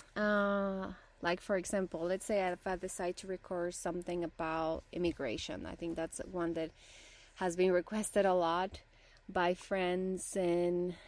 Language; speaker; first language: English; non-native, fluent; Spanish